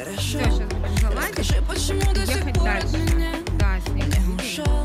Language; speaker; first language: Russian; native; Russian